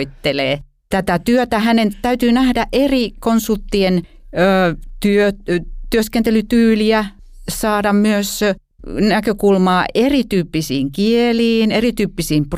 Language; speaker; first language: Finnish; native; Finnish